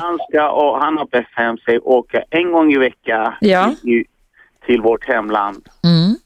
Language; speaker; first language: Swedish; early bilingual, other home language; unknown